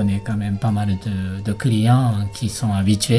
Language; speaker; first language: French; non-native, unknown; Japanese